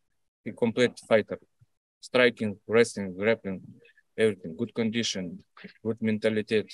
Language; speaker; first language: English; non-native, learner; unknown